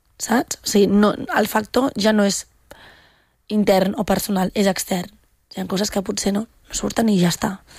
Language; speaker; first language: Catalan; non-native, local second language; Spanish